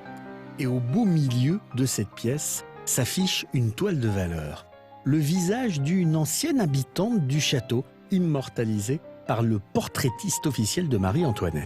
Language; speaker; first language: French; native; French